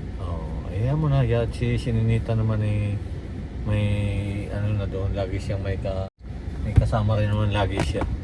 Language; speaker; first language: Filipino; native; Filipino